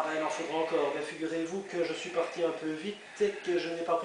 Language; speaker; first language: French; native; French